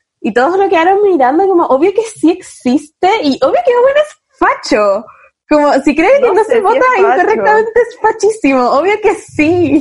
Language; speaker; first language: Spanish; native; Spanish